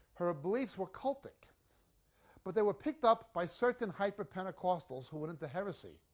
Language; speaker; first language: English; native; English